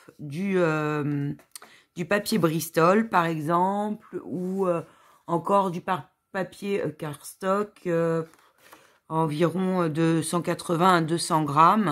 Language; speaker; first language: French; native; French